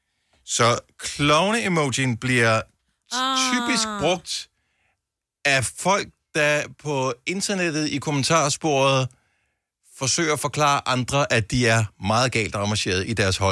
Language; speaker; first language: Danish; native; Danish